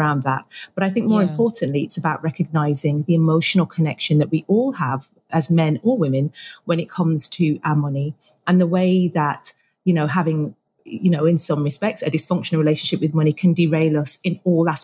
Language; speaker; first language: English; native; English